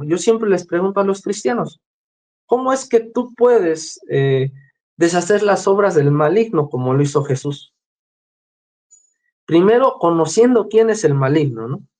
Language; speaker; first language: Spanish; native; Spanish